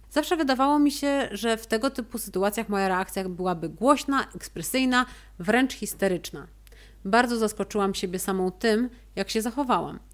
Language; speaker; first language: Polish; native; Polish